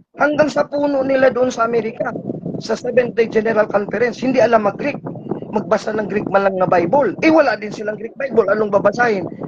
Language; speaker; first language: Filipino; non-native, local second language; Cebuano